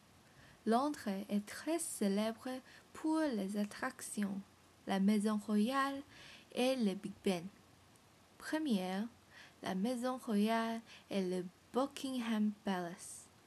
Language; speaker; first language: French; non-native, learner; English